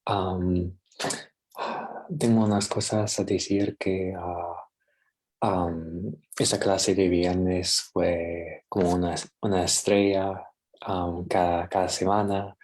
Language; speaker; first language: Spanish; non-native, fluent; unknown